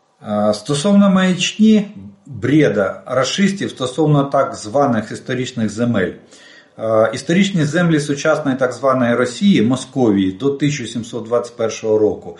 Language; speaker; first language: Russian; native; Russian